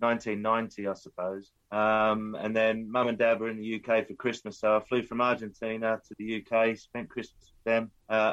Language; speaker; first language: English; native; English